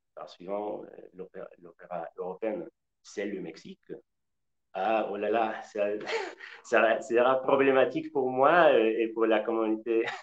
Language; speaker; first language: French; non-native, learner; Spanish